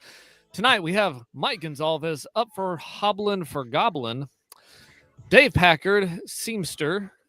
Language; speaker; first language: English; native; English